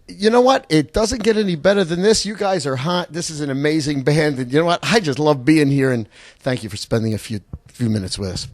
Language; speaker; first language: English; native; English